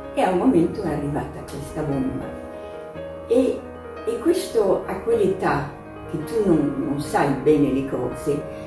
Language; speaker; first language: Italian; non-native, fluent; French